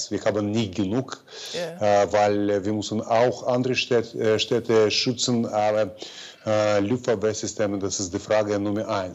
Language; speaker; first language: German; non-native, fluent; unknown